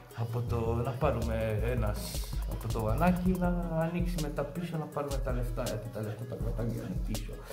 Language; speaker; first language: Greek; non-native, fluent; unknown